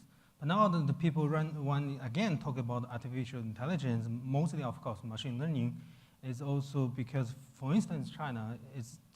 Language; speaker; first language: English; non-native, fluent; Chinese